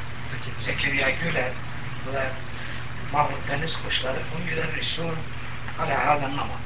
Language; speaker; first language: Arabic; non-native, local second language; Turkish